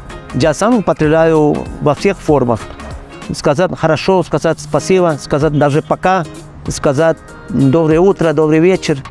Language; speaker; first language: Russian; non-native, fluent; Spanish